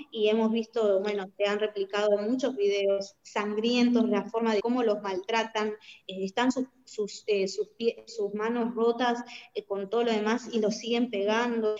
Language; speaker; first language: Spanish; native; Spanish